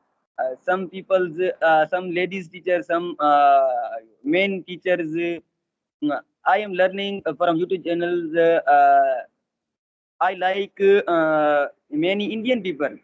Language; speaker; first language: English; non-native, learner; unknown